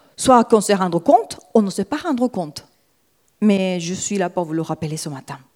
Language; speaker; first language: French; non-native, fluent; Spanish